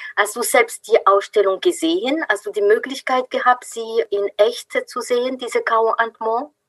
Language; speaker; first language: German; non-native, fluent; French